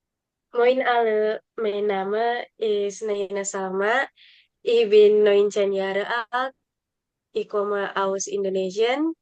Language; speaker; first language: German; non-native, learner; Indonesian